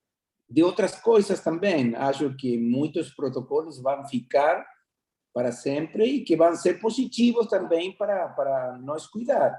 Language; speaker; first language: Portuguese; non-native, fluent; Spanish